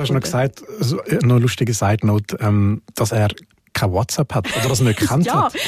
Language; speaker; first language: German; native; German